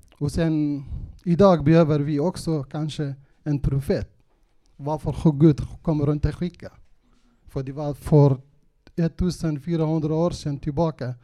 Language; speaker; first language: Swedish; non-native, local second language; Kurdish